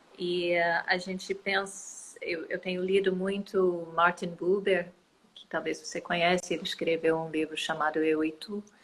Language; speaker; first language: Portuguese; non-native, fluent; English